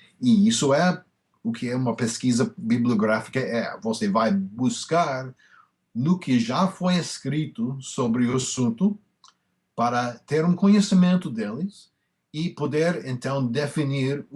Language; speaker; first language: Portuguese; non-native, fluent; English